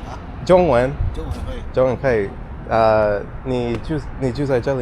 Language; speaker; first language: Chinese; non-native, learner; English